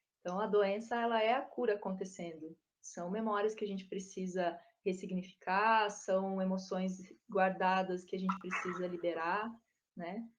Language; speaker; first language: Portuguese; native; Portuguese